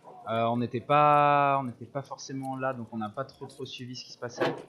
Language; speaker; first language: French; native; French